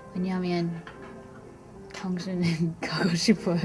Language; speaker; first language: Korean; non-native, learner; English